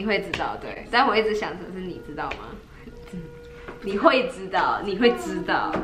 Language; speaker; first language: Chinese; early bilingual, heritage; Chinese